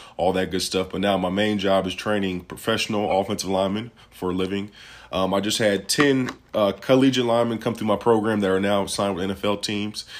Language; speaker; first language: English; native; English